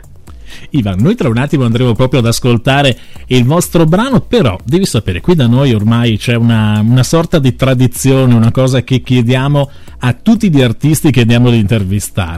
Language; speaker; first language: Italian; native; Italian